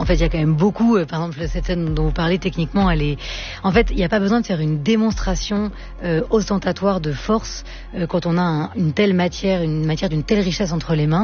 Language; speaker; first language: French; native; French